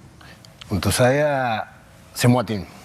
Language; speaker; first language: Indonesian; non-native, local second language; Spanish